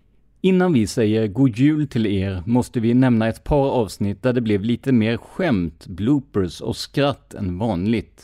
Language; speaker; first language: Swedish; native; Swedish